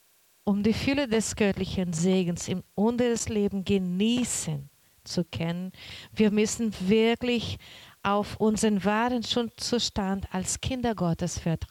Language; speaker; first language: German; non-native, learner; Portuguese